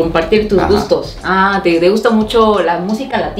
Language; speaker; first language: Spanish; non-native, fluent; Korean